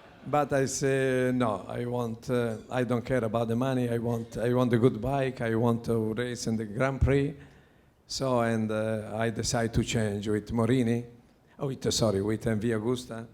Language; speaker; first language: English; non-native, learner; Italian